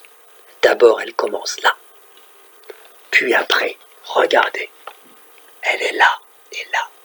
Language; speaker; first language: French; native; French